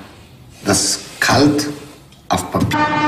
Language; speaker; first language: German; non-native, fluent; English